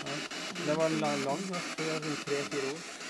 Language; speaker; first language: Norwegian; native; Norwegian